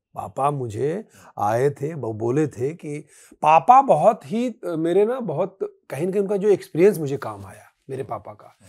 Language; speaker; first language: Hindi; native; Hindi